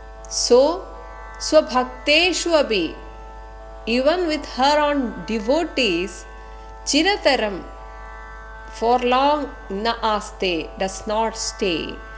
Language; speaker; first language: English; non-native, local second language; Malayalam